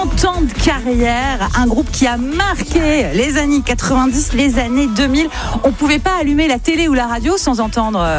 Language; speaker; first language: French; native; French